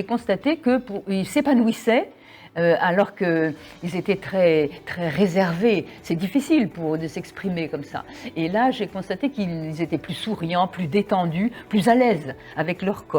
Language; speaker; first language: French; native; French